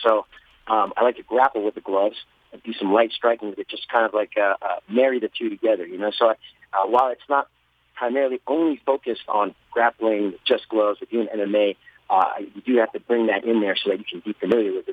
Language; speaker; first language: English; native; English